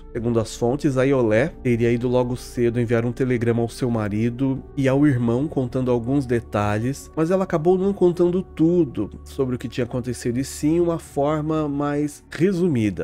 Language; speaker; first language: Portuguese; native; Portuguese